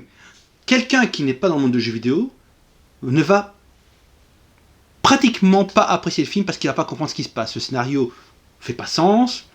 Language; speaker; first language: French; native; French